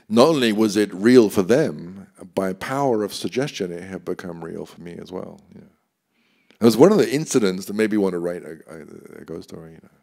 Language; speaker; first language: English; native; English